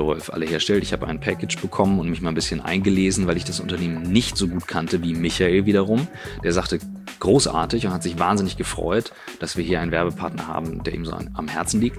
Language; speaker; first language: German; native; German